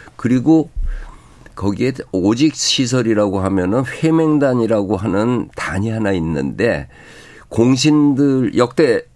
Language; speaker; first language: Korean; native; Korean